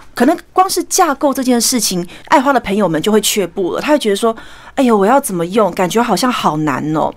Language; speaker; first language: Chinese; native; Chinese